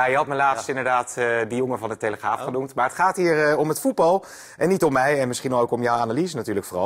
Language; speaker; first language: Dutch; native; Dutch